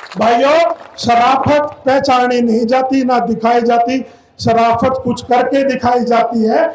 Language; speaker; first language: Hindi; native; Hindi